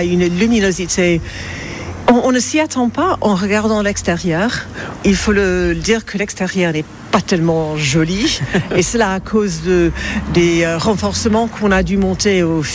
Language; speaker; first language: French; non-native, fluent; English